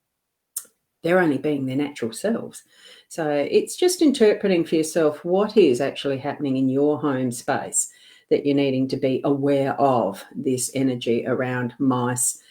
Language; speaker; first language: English; native; English